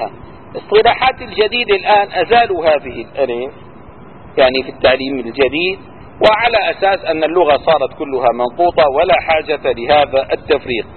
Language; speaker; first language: Arabic; native; Arabic